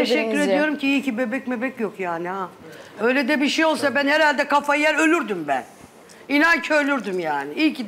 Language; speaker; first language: Turkish; native; Turkish